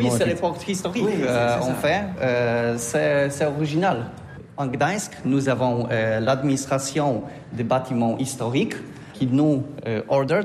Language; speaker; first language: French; non-native, learner; Polish